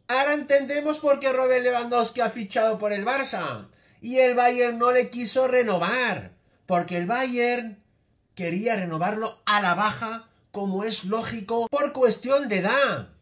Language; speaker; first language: Spanish; native; Spanish